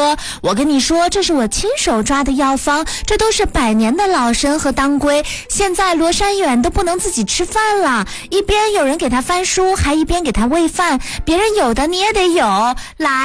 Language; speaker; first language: Chinese; native; Chinese